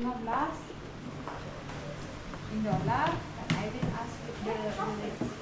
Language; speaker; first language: English; non-native, learner; Balinese